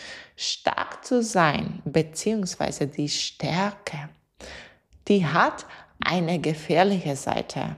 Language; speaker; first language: German; non-native, fluent; Latvian